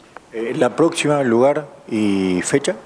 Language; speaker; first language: Spanish; native; Spanish